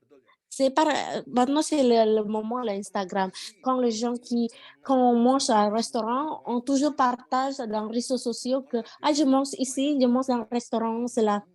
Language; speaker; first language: French; non-native, learner; Indonesian